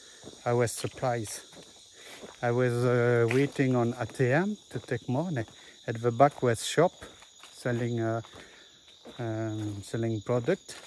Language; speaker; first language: English; non-native, learner; French